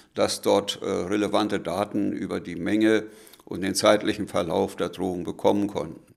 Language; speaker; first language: German; native; German